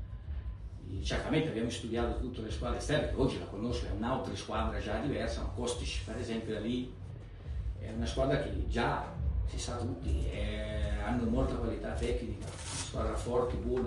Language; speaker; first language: Italian; non-native, fluent; Portuguese